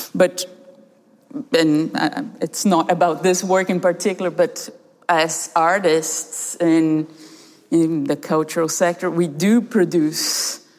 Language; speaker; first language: English; early bilingual, other home language; Portuguese